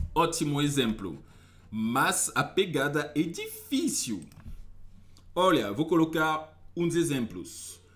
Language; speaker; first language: Portuguese; non-native, fluent; French